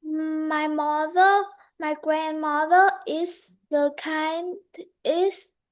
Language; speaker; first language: English; non-native, learner; Vietnamese